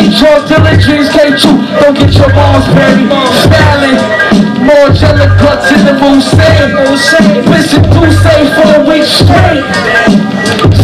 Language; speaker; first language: English; native; English